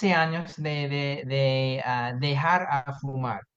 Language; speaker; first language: Spanish; non-native, fluent; English